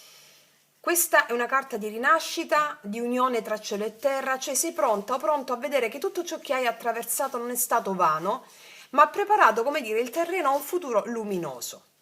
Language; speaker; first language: Italian; native; Italian